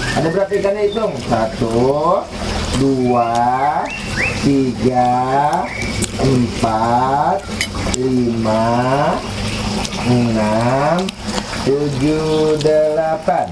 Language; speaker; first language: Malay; non-native, local second language; Sundanese